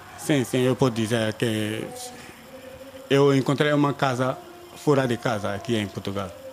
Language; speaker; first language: Portuguese; non-native, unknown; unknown